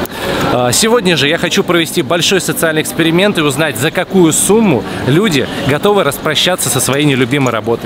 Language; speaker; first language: Russian; native; Russian